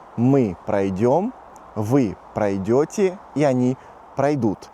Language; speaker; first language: Russian; non-native, fluent; Portuguese